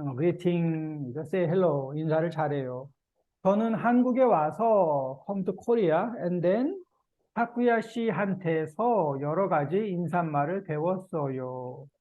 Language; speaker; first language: Korean; native; Korean